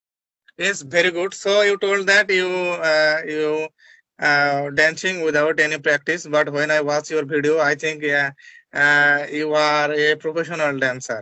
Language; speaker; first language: English; non-native, learner; Bangla